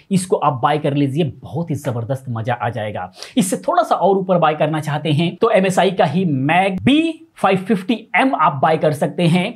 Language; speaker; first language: Hindi; native; Hindi